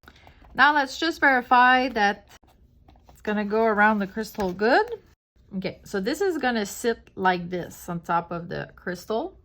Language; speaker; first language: English; non-native, fluent; French